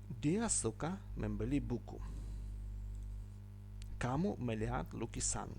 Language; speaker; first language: Indonesian; non-native, learner; Ukrainian